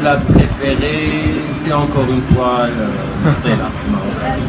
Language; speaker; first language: French; non-native, local second language; Arabic